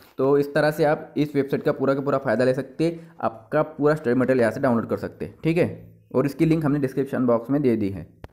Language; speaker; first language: Hindi; non-native, local second language; Marathi